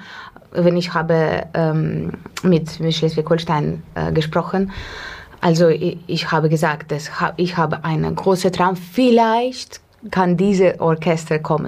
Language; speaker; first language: German; non-native, fluent; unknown